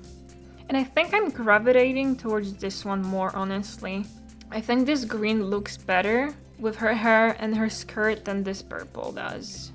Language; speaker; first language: English; non-native, fluent; Polish